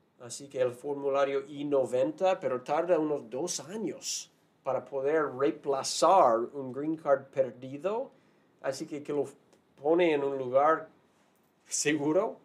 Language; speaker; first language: Spanish; non-native, fluent; English